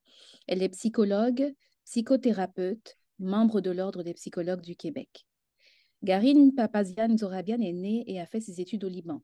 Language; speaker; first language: French; native; French